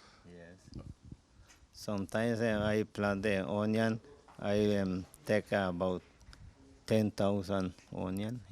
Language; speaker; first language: English; non-native, local second language; Spanish